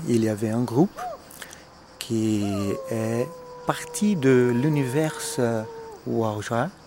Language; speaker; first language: French; non-native, fluent; Portuguese